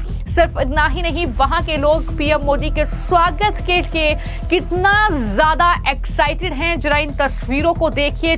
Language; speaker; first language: Hindi; native; Hindi